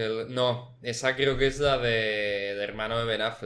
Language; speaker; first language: Spanish; native; Spanish